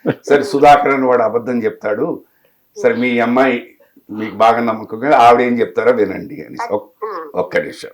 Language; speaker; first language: Telugu; native; Telugu